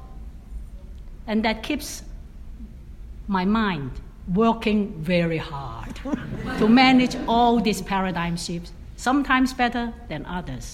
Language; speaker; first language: English; non-native, local second language; Cantonese